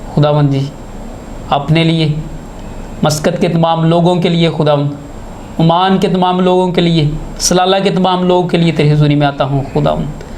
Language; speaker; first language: Urdu; non-native, local second language; Punjabi